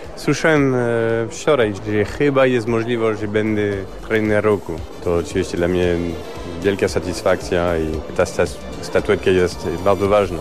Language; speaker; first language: Polish; non-native, learner; French